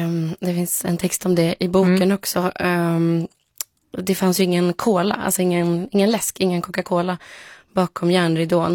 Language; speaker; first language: Swedish; early bilingual, other home language; Polish